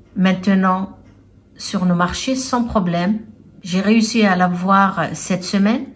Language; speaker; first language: French; non-native, local second language; Arabic